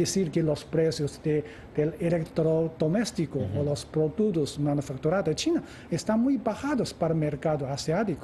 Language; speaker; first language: Spanish; non-native, fluent; Chinese